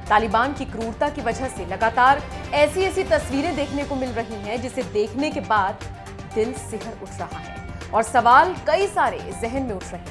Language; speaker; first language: Hindi; native; Hindi